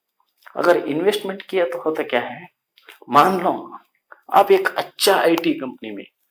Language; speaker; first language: Hindi; non-native, local second language; Kannada